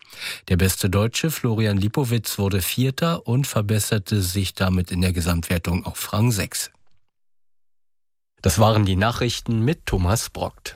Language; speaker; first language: German; native; German